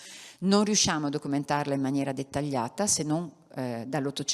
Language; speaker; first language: Italian; native; Italian